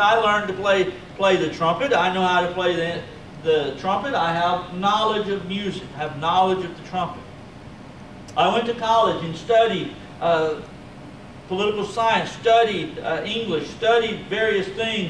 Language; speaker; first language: English; native; English